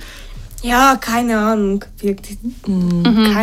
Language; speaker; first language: German; non-native, learner; Ukrainian